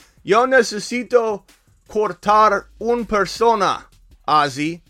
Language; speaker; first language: Spanish; non-native, learner; English